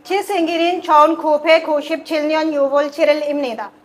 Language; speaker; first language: Korean; non-native, learner; Urdu